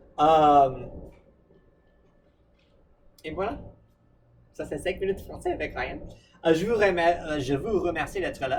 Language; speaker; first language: French; non-native, fluent; English